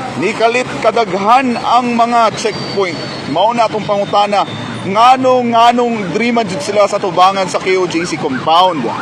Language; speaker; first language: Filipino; non-native, local second language; Cebuano